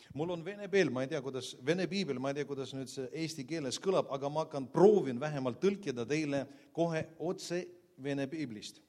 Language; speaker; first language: Estonian; non-native, local second language; Russian